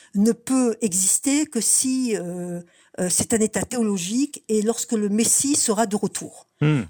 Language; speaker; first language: French; native; French